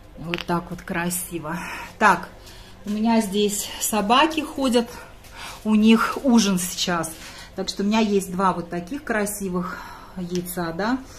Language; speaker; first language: Russian; non-native, local second language; Latvian